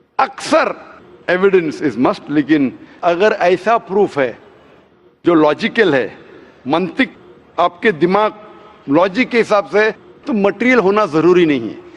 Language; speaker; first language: Hindi; non-native, local second language; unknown